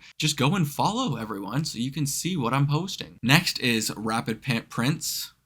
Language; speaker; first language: English; native; English